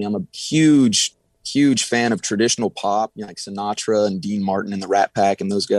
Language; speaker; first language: English; native; English